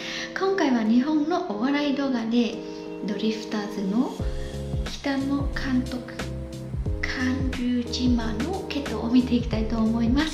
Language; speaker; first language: Japanese; non-native, fluent; Khmer